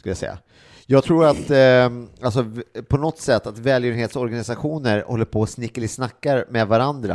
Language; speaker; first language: Swedish; native; Swedish